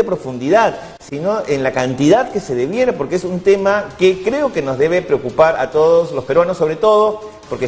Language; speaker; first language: Spanish; native; Spanish